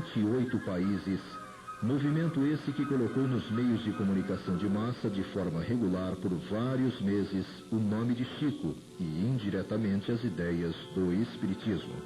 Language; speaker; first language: Portuguese; native; Portuguese